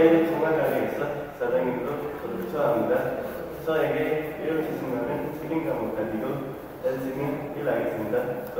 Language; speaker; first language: Korean; non-native, learner; Nepali